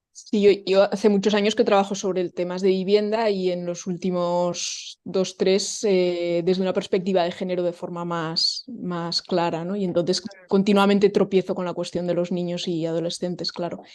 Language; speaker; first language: Spanish; non-native, local second language; Catalan